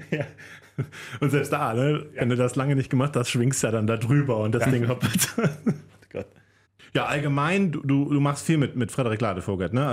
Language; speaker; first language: German; native; German